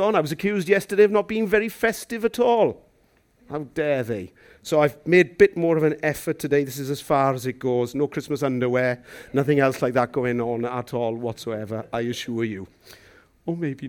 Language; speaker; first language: English; native; English